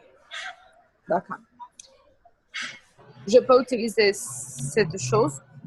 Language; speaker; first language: French; non-native, learner; Portuguese